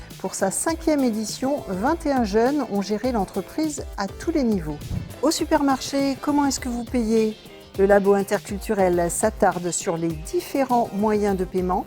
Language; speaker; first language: French; native; French